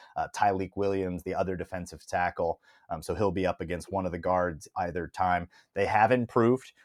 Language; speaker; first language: English; native; English